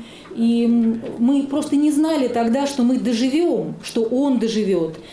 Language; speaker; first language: Russian; native; Russian